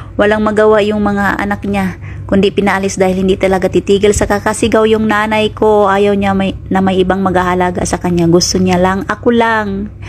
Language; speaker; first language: Filipino; non-native, local second language; Cebuano